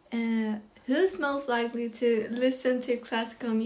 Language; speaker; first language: English; non-native, fluent; Swedish